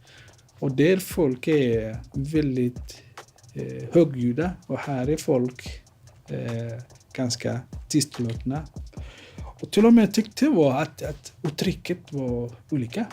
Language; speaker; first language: Swedish; non-native, fluent; Somali